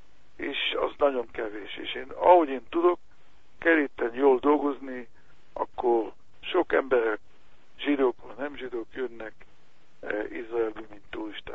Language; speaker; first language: Hungarian; non-native, learner; Hebrew